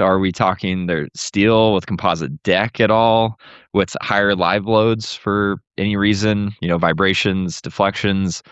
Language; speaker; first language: English; native; English